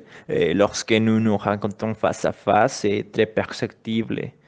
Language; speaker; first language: French; non-native, learner; Spanish